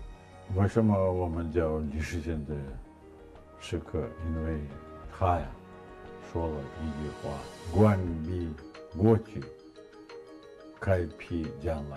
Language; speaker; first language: Chinese; non-native, fluent; Russian